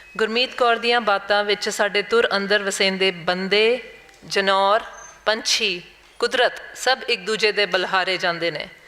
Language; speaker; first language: Punjabi; non-native, local second language; Hindi